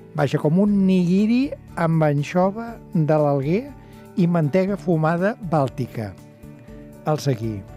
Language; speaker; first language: Catalan; native; Catalan